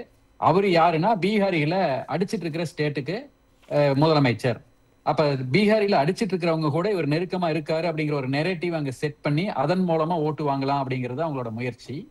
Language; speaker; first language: Tamil; native; Tamil